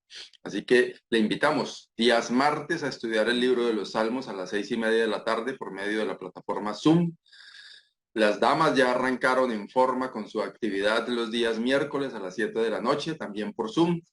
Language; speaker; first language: Spanish; native; Spanish